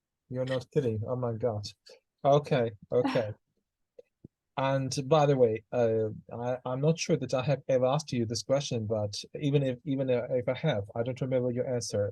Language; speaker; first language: English; non-native, fluent; Russian